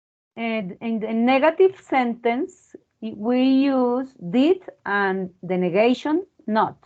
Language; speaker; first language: English; non-native, learner; Spanish